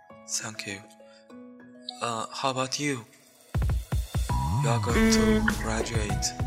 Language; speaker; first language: English; non-native, learner; Chinese